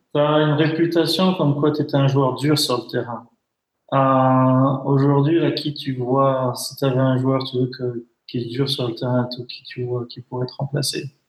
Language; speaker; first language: French; native; French